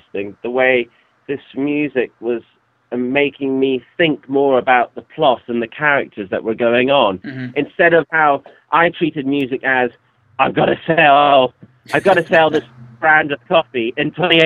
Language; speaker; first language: English; native; English